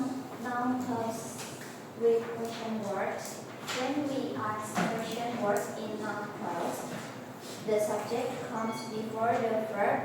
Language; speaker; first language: English; non-native, learner; Indonesian